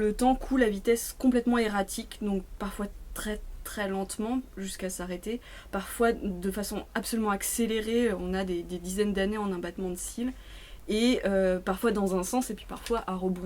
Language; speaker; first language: French; native; French